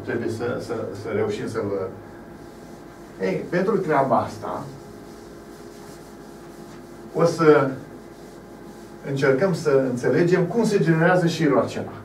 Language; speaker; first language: Romanian; native; Romanian